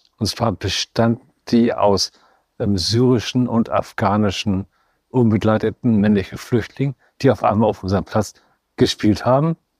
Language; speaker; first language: German; native; German